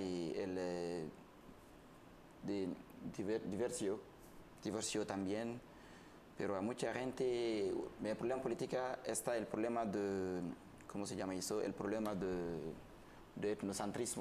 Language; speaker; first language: Spanish; non-native, learner; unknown